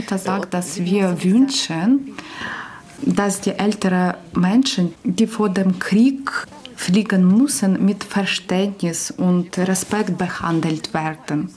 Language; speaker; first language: German; non-native, learner; Ukrainian